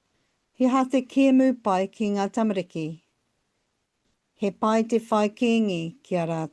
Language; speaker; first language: Māori; non-native, local second language; English